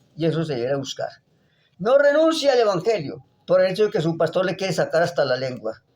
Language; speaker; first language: Spanish; native; Spanish